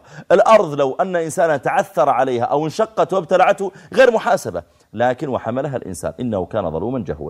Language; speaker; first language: Arabic; native; Arabic